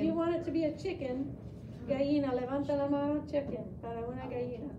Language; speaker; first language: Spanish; non-native, fluent; English